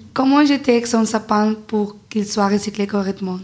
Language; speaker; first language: French; non-native, fluent; Spanish